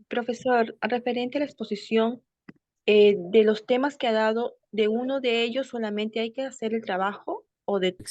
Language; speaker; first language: Spanish; native; Spanish